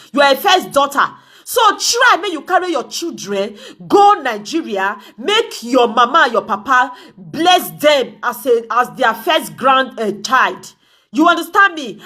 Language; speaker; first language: Nigerian Pidgin; native; Nigerian Pidgin